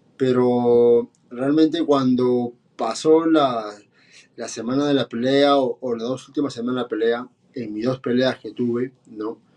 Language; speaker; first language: Spanish; native; Spanish